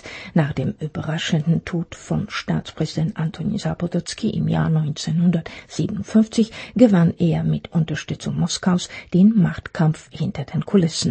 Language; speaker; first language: German; non-native, fluent; Czech